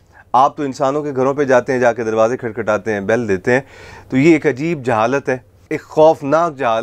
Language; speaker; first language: Urdu; native; Urdu